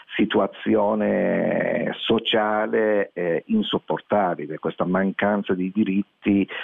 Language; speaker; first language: Italian; non-native, fluent; Persian